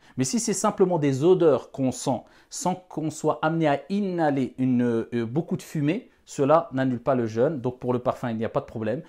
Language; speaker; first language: French; non-native, local second language; Wolof